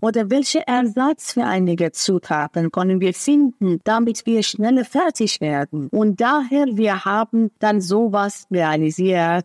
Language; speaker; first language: German; non-native, fluent; Persian